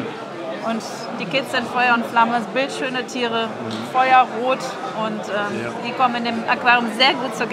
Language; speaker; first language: German; native; German